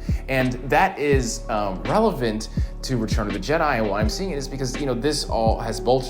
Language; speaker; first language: English; native; English